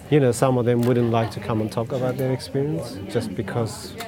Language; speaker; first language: English; non-native, fluent; Persian